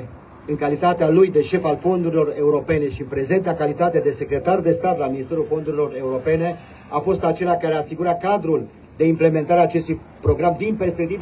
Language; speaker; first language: Romanian; native; Romanian